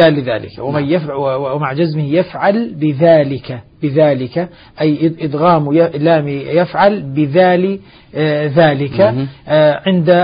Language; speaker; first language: Arabic; native; Arabic